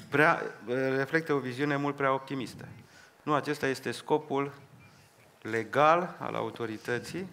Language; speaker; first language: Romanian; native; Romanian